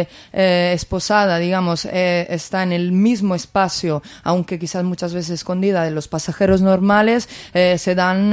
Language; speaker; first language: Spanish; native; Spanish